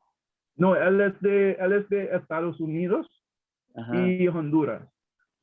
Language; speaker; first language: Spanish; non-native, learner; English